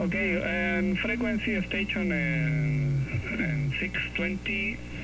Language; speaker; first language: English; non-native, learner; Spanish